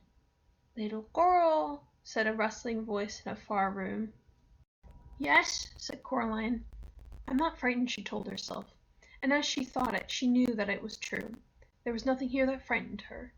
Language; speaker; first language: English; native; English